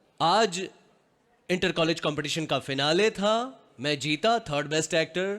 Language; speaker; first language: Hindi; non-native, local second language; Gujarati